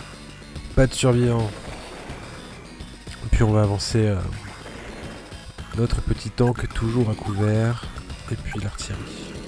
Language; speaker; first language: French; native; French